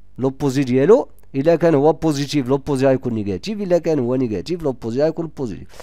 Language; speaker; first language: French; non-native, local second language; Arabic